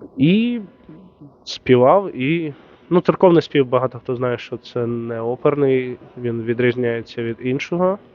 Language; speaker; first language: Ukrainian; native; Ukrainian